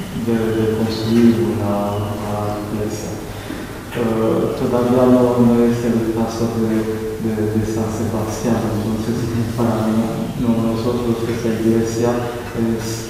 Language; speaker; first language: Spanish; non-native, learner; Romanian